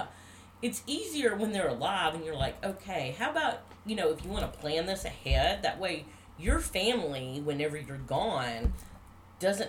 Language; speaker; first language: English; native; English